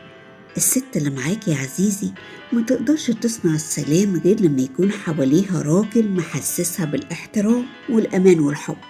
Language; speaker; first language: Arabic; native; Arabic